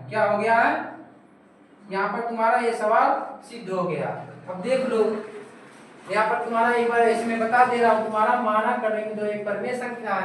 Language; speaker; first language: Hindi; native; Hindi